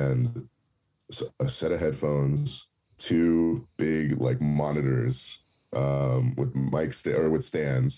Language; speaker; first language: English; native; English